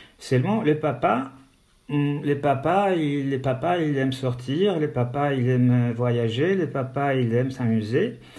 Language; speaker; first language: French; non-native, fluent; Polish